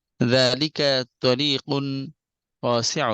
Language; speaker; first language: Arabic; non-native, learner; Bangla